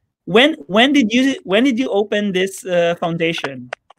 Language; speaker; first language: English; non-native, fluent; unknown